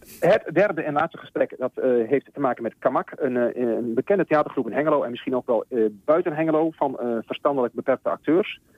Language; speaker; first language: Dutch; native; Dutch